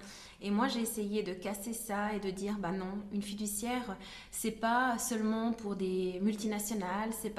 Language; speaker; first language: French; native; French